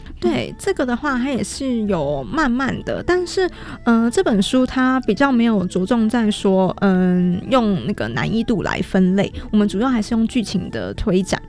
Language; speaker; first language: Chinese; native; Chinese